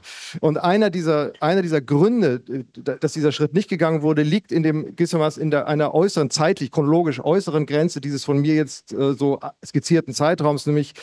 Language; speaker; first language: German; native; German